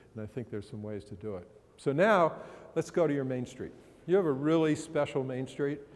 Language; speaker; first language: English; native; English